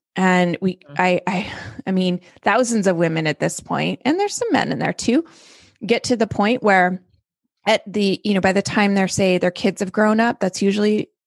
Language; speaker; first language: English; native; English